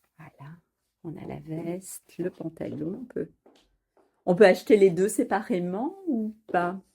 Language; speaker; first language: French; native; French